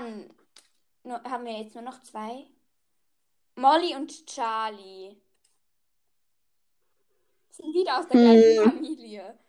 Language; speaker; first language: German; native; German